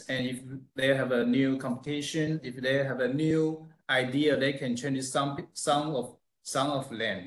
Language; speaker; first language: English; non-native, fluent; Chinese